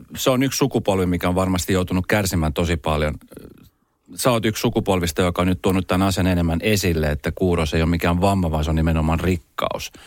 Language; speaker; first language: Finnish; native; Finnish